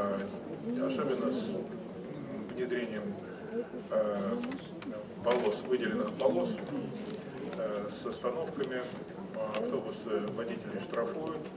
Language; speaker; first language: Russian; native; Russian